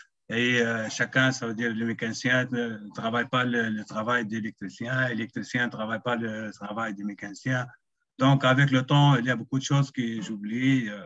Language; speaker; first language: French; non-native, local second language; Arabic